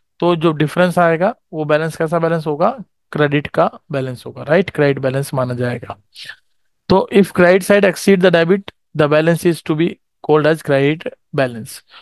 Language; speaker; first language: Hindi; native; Hindi